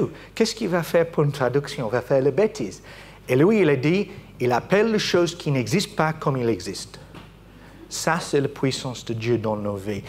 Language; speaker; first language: French; non-native, fluent; English